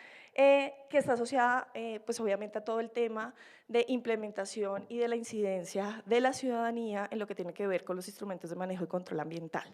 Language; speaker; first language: Spanish; native; Spanish